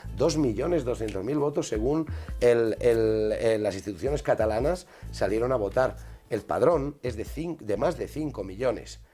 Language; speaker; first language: Spanish; native; Spanish